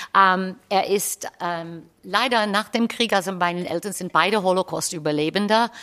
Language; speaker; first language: German; non-native, fluent; English